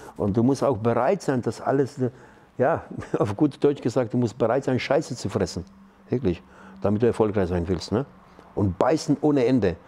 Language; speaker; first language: German; non-native, fluent; Polish